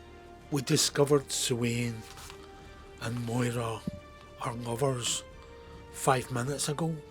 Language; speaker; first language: English; native; English